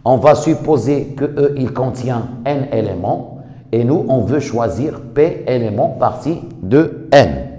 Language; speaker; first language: French; non-native, local second language; Arabic